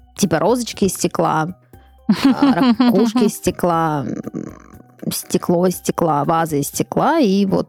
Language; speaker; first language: Russian; native; Russian